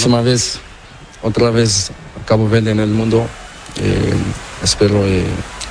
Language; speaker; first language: Spanish; non-native, learner; Portuguese